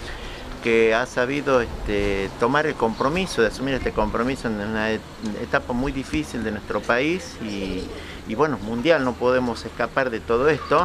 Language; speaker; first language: Spanish; native; Spanish